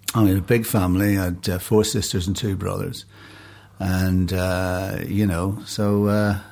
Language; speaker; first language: English; native; English